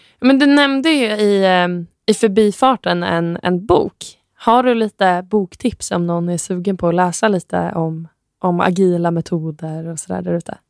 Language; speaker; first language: Swedish; native; Swedish